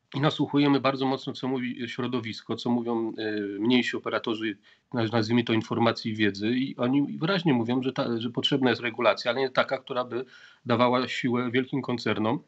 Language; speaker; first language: Polish; native; Polish